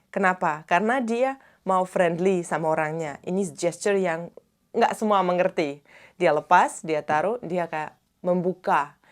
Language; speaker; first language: Indonesian; non-native, fluent; Russian